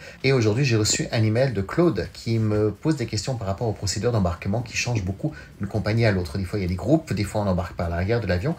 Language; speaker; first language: French; native; French